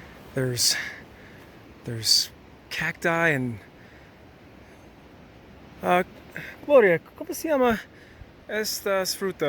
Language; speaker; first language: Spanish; non-native, learner; English